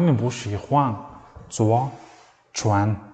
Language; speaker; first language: Chinese; non-native, learner; Mongolian